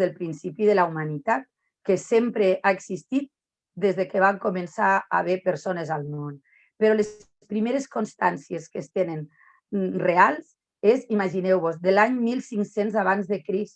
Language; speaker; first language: Catalan; native; Catalan